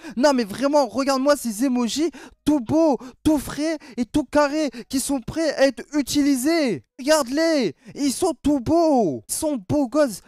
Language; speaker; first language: French; native; French